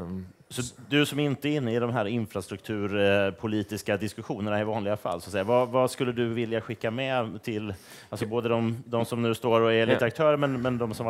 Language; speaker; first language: Swedish; native; Swedish